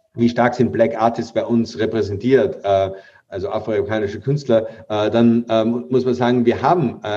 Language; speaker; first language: German; native; German